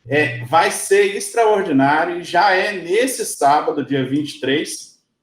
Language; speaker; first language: Portuguese; native; Portuguese